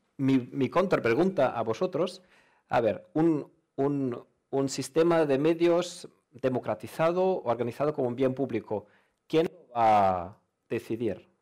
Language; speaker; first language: Spanish; non-native, fluent; German